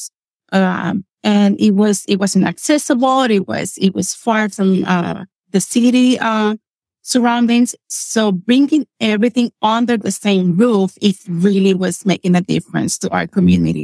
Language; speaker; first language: English; non-native, fluent; Spanish